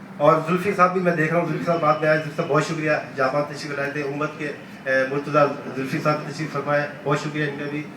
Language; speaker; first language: Urdu; native; Urdu